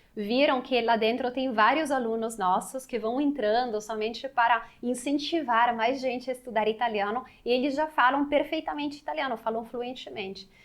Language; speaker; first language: Portuguese; non-native, fluent; Italian